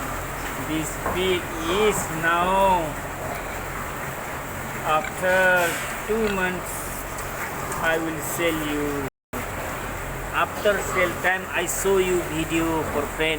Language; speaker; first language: English; non-native, learner; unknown